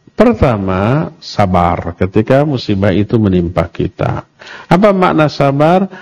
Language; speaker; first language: Indonesian; non-native, local second language; Sundanese